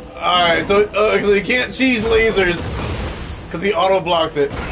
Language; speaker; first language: English; native; English